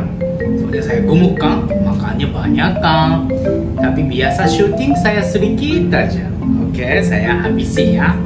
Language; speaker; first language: Indonesian; non-native, learner; Japanese